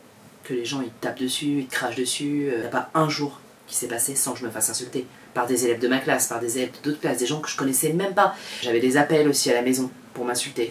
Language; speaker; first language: French; native; French